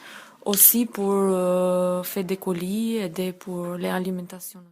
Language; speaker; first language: French; non-native, learner; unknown